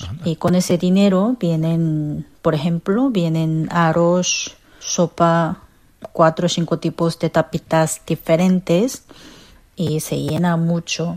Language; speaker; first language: Spanish; non-native, fluent; Korean